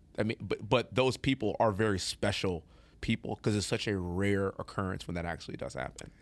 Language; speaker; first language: English; native; English